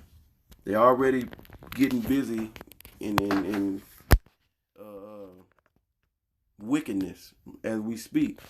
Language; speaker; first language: English; native; English